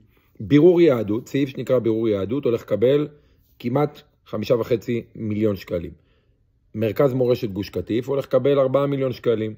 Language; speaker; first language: Hebrew; native; Hebrew